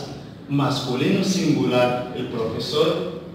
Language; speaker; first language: Spanish; non-native, fluent; Arabic